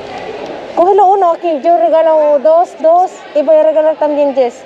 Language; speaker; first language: Spanish; non-native, fluent; Filipino